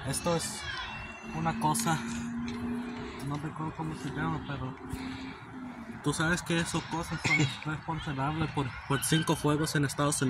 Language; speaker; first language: Spanish; early bilingual, heritage; Spanish